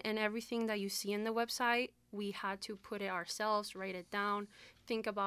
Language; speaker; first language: English; non-native, fluent; Spanish